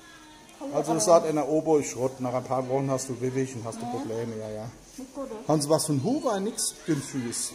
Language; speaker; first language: German; native; German